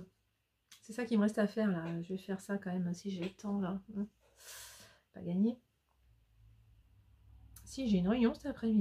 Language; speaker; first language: French; native; French